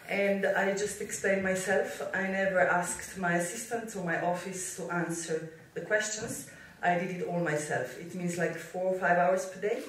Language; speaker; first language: English; non-native, fluent; Slovenian